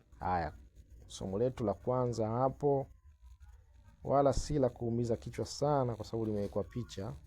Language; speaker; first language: Swahili; native; Swahili